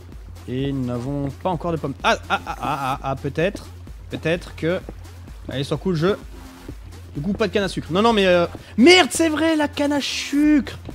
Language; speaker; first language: French; native; French